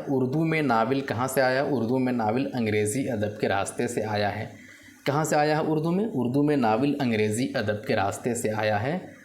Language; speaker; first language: Urdu; native; Urdu